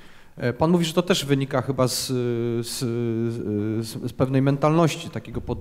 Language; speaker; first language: Polish; native; Polish